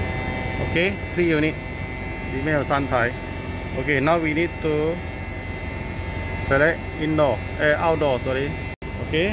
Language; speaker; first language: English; non-native, local second language; Chinese